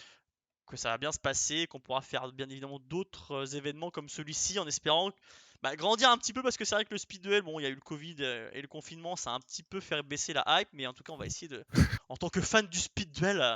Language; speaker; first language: French; native; French